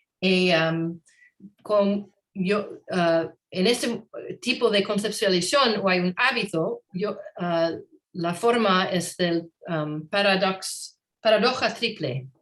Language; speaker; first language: Spanish; non-native, learner; English